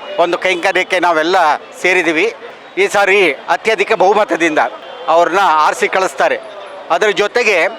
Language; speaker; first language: Kannada; non-native, local second language; Tulu